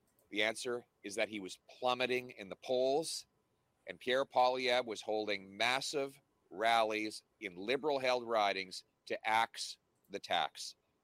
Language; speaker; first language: English; native; English